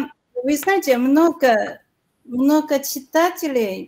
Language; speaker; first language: Russian; non-native, fluent; Chinese